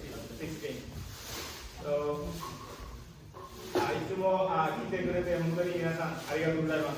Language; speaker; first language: Japanese; non-native, fluent; Bangla